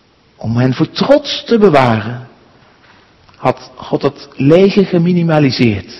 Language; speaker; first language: Dutch; native; Dutch